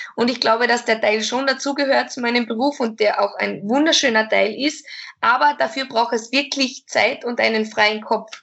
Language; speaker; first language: German; native; German